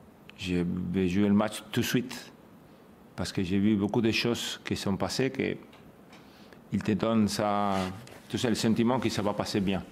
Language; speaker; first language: French; non-native, fluent; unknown